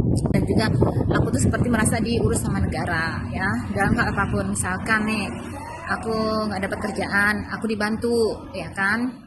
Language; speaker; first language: Indonesian; native; Indonesian